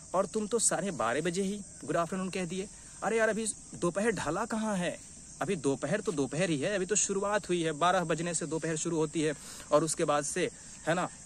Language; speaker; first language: Hindi; native; Hindi